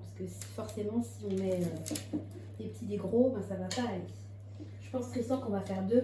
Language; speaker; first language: French; native; French